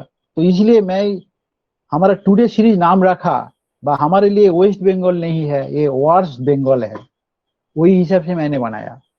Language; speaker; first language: Hindi; non-native, local second language; Bangla